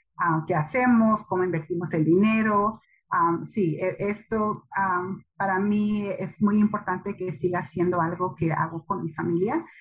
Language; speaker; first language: Spanish; early bilingual, heritage; Spanish